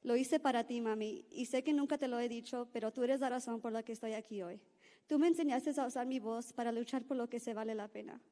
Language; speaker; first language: Spanish; early bilingual, heritage; Spanish